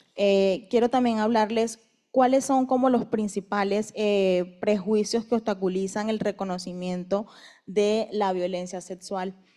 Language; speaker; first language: Spanish; native; Spanish